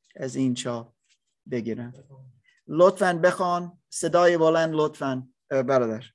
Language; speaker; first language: Persian; non-native, learner; English